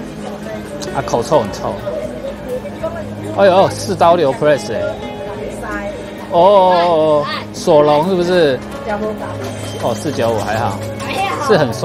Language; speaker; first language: Chinese; native; Chinese